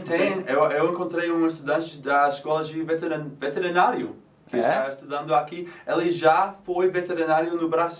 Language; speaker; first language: Portuguese; non-native, fluent; English